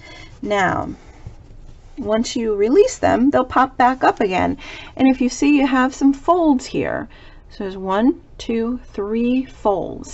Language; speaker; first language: English; native; English